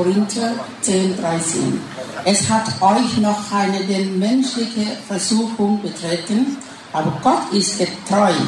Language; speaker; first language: German; non-native, learner; Thai